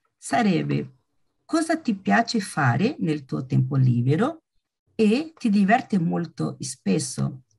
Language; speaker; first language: Italian; non-native, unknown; Portuguese